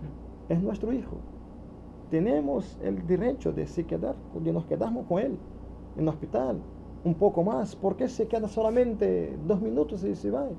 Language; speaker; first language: Spanish; non-native, learner; Portuguese